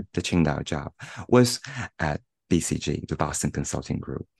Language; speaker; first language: English; non-native, fluent; Chinese